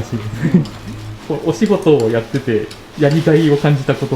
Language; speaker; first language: Japanese; native; Japanese